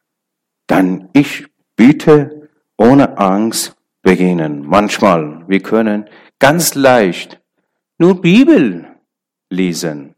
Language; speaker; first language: German; non-native, learner; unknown